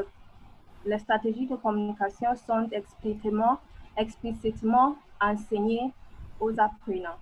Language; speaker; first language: French; non-native, fluent; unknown